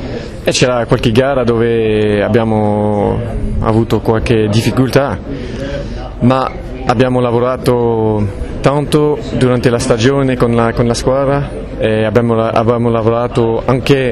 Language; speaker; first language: Italian; non-native, fluent; French